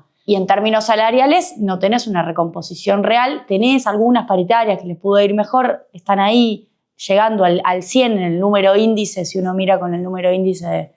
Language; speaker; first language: Spanish; native; Spanish